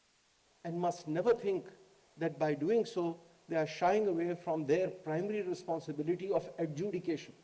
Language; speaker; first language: English; non-native, local second language; Urdu